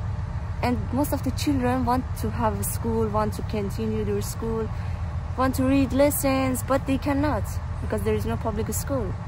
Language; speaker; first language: English; non-native, fluent; Persian